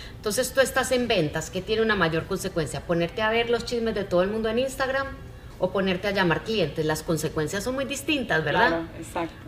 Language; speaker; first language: Spanish; native; Spanish